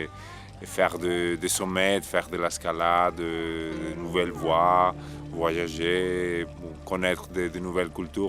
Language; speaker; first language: French; non-native, fluent; Spanish